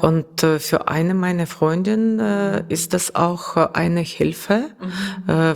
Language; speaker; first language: German; non-native, learner; Russian